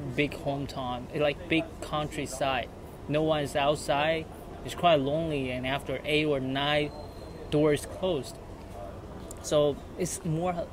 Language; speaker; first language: English; non-native, fluent; Chinese